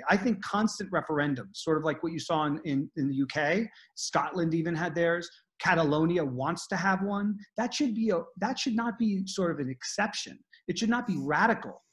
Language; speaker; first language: English; native; English